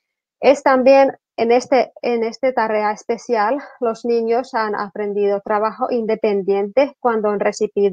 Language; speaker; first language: Spanish; non-native, fluent; Finnish